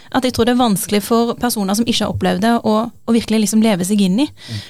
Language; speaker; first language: Norwegian; early bilingual, other home language; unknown